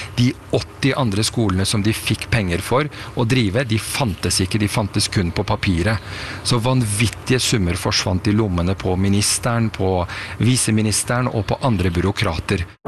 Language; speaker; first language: Norwegian; early bilingual, other home language; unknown